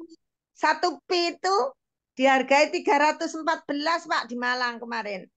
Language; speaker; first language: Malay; non-native, local second language; Javanese